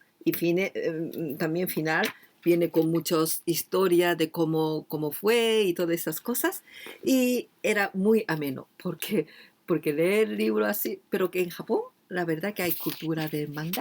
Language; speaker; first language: Spanish; non-native, fluent; Japanese